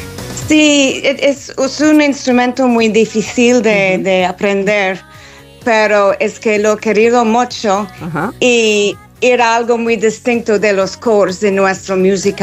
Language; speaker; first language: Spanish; non-native, learner; English